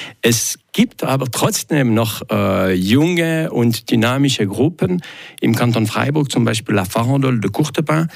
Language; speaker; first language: German; non-native, local second language; French